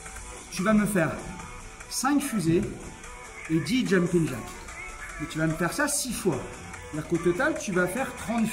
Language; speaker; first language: French; native; French